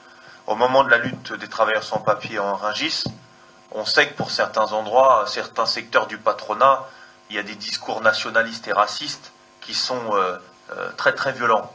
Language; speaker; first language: French; native; French